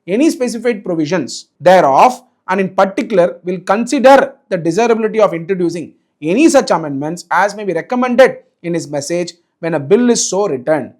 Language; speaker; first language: English; non-native, local second language; Tamil